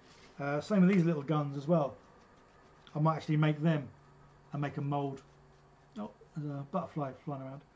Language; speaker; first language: English; native; English